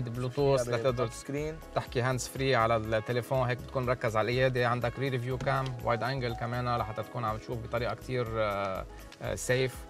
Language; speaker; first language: Arabic; native; Arabic